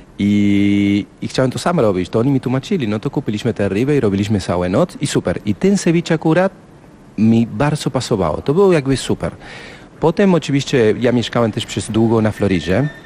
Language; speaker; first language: Polish; non-native, learner; Spanish